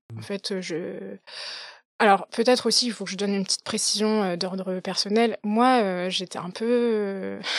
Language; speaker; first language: French; native; French